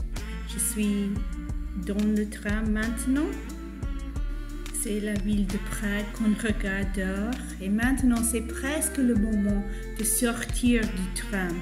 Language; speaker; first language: French; non-native, fluent; English